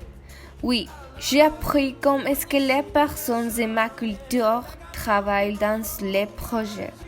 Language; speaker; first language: French; non-native, learner; Spanish